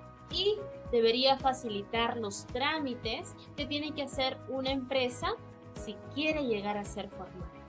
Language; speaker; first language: Spanish; native; Spanish